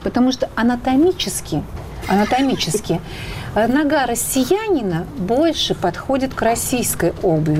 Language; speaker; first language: Russian; native; Russian